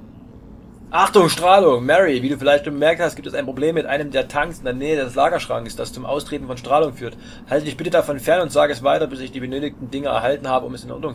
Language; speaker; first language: German; native; German